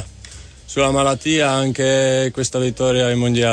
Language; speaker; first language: Italian; non-native, fluent; Czech